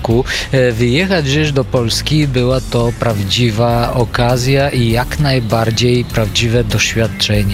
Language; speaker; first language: Polish; non-native, fluent; Bulgarian